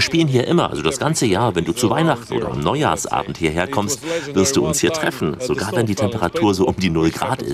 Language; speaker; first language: German; native; German